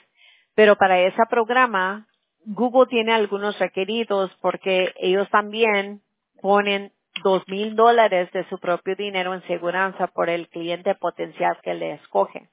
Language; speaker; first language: Spanish; early bilingual, heritage; Spanish